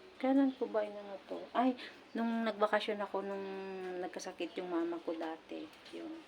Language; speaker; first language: Filipino; non-native, local second language; Waray